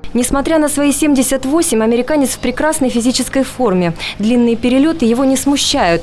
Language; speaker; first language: Russian; native; Russian